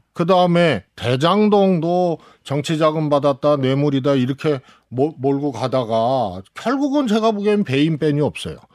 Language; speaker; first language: Korean; native; Korean